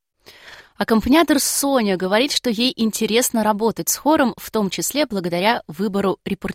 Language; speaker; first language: Russian; native; Russian